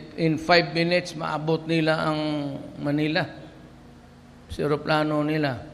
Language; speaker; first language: Filipino; non-native, local second language; Cebuano